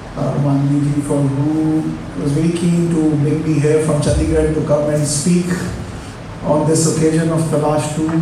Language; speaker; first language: English; non-native, local second language; Hindi